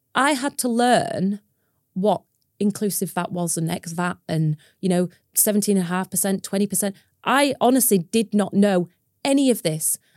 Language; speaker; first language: English; native; English